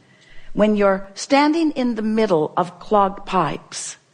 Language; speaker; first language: English; native; English